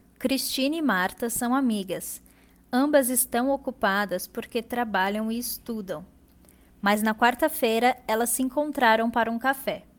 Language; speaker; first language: Portuguese; native; Portuguese